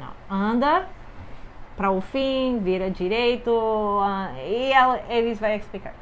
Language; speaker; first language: Portuguese; non-native, fluent; English